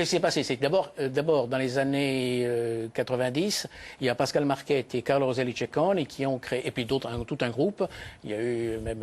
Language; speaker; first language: French; native; French